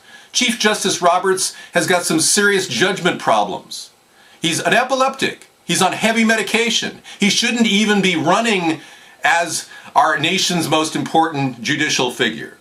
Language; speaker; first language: English; native; English